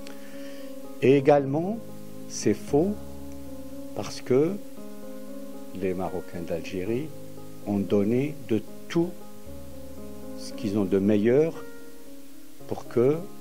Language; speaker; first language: French; non-native, local second language; Arabic